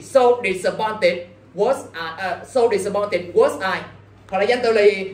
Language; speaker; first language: English; non-native, fluent; Vietnamese